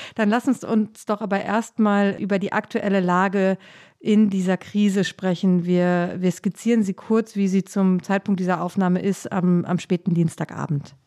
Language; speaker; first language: German; native; German